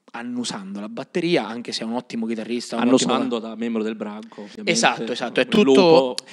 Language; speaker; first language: Italian; native; Italian